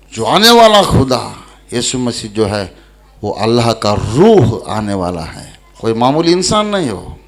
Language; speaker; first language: Hindi; non-native, local second language; Telugu